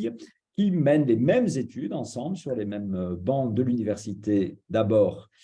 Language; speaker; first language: French; native; French